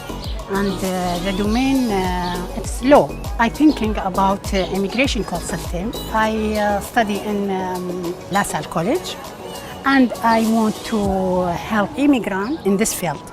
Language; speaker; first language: English; non-native, learner; Arabic